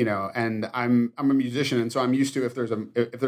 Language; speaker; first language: English; native; English